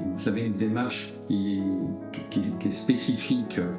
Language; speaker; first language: French; native; French